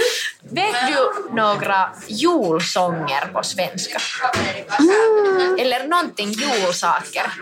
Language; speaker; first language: Swedish; non-native, learner; Finnish